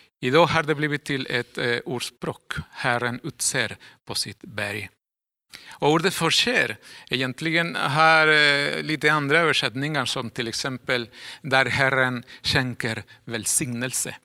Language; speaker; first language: Swedish; non-native, fluent; Spanish